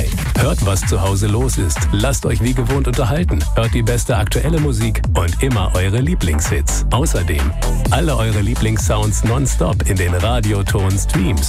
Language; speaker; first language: German; native; German